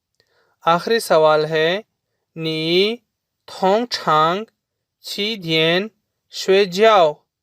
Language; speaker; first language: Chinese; non-native, fluent; Urdu